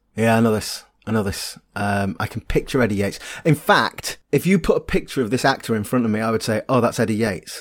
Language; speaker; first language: English; native; English